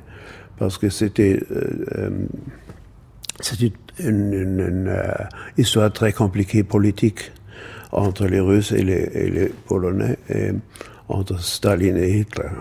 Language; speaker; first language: French; non-native, fluent; German